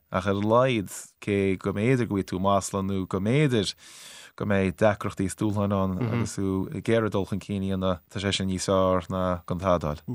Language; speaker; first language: Irish; native; Irish